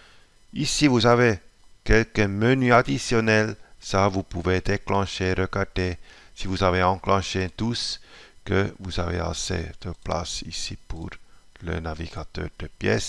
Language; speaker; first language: French; non-native, local second language; German